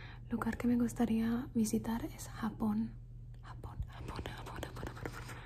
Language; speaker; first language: Spanish; early bilingual, heritage; Spanish